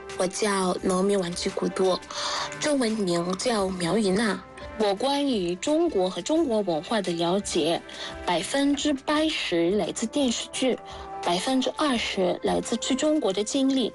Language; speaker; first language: Chinese; non-native, fluent; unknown